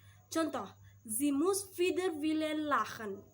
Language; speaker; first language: German; non-native, learner; Indonesian